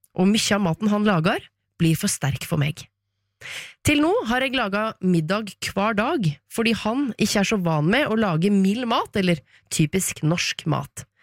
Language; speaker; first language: Norwegian; native; Norwegian